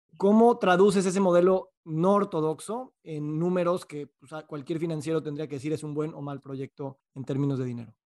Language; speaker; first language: Spanish; native; Spanish